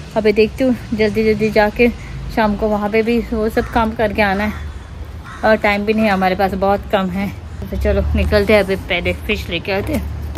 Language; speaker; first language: Hindi; non-native, local second language; Konkani